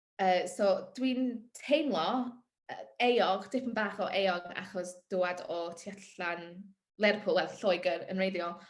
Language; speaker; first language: Welsh; non-native, learner; English